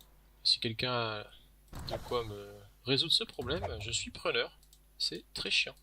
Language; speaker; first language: French; native; French